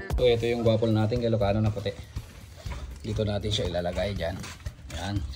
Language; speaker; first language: Filipino; non-native, local second language; Iloko